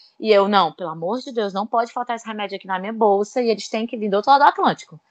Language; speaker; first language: Portuguese; native; Portuguese